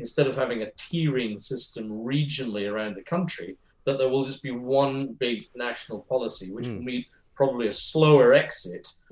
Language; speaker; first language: English; native; English